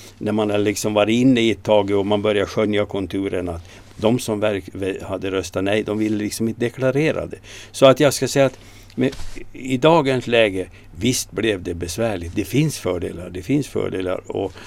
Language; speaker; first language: Swedish; native; Swedish